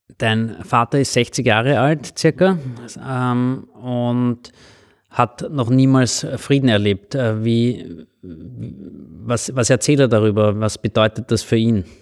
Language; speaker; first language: German; native; German